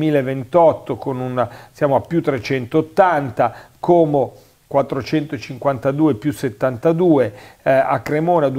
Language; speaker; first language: Italian; native; Italian